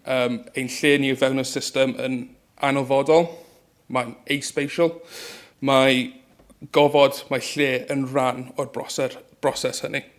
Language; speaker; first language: Welsh; native; Welsh